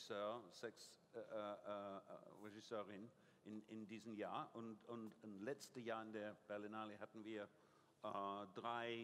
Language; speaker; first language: German; non-native, learner; English